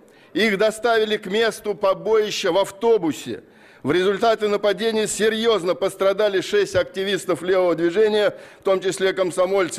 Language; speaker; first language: Russian; native; Russian